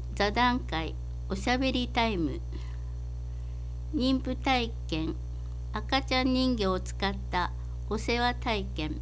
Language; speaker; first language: Japanese; native; Japanese